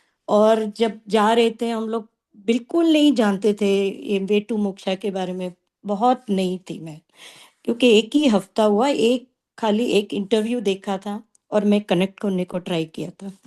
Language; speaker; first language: Hindi; non-native, local second language; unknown